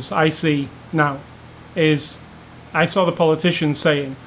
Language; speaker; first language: English; native; English